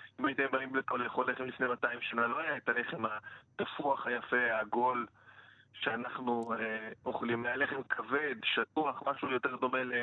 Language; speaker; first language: Hebrew; native; Hebrew